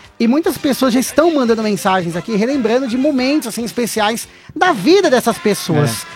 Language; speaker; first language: Portuguese; native; Portuguese